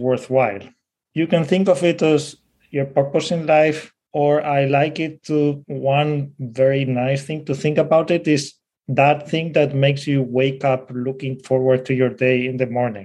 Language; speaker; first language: English; non-native, fluent; Spanish